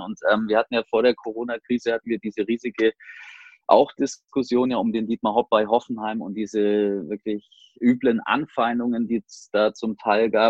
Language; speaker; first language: German; native; German